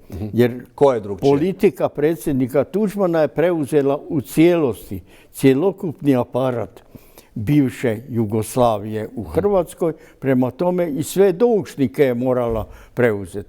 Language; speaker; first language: Croatian; native; Croatian